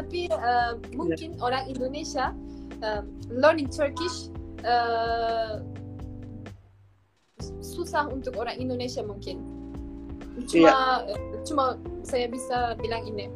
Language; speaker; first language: Indonesian; non-native, fluent; Turkish